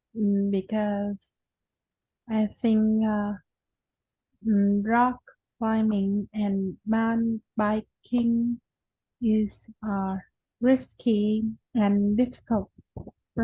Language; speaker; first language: English; non-native, learner; Vietnamese